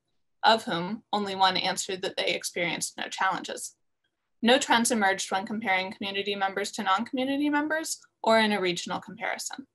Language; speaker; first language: English; native; English